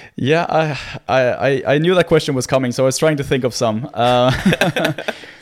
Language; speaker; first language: English; non-native, fluent; Norwegian